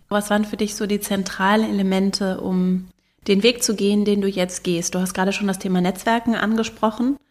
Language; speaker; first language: German; native; German